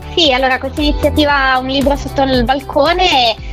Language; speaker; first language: Italian; native; Italian